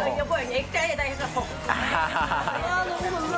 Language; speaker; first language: Korean; native; Korean